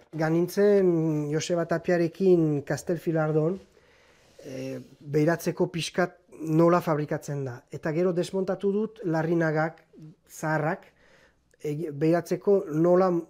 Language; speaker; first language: Basque; native; Basque